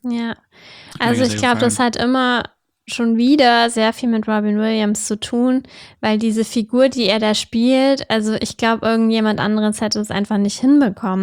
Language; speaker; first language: German; native; German